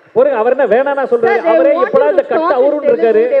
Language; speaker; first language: Tamil; native; Tamil